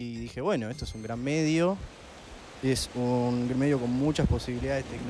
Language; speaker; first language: Spanish; native; Spanish